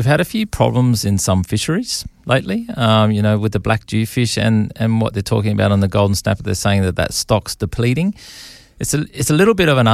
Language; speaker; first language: English; native; English